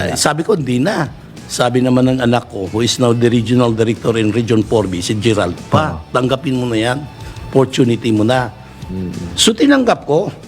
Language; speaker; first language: Filipino; non-native, local second language; Waray